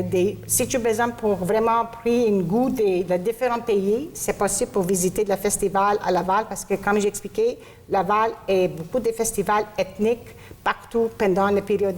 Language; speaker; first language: French; non-native, local second language; Greek